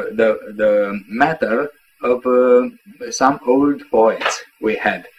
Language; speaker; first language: English; non-native, fluent; Romanian